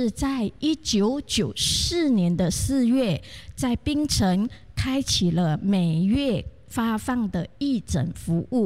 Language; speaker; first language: Chinese; native; Chinese